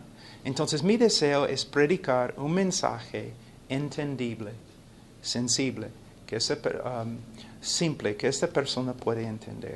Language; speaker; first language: Spanish; non-native, fluent; English